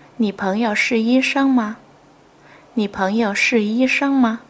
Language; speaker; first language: Chinese; non-native, fluent; Vietnamese